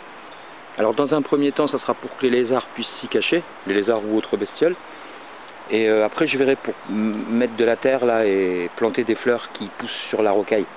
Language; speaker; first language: French; native; French